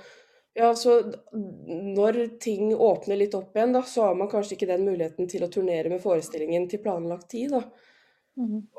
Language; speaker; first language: Norwegian; native; Norwegian